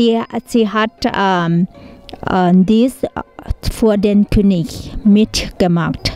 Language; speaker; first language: German; non-native, learner; Thai